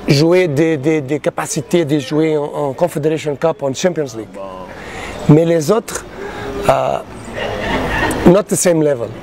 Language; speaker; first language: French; non-native, learner; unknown